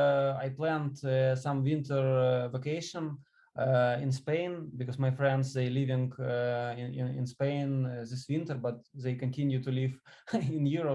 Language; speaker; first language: English; non-native, learner; Ukrainian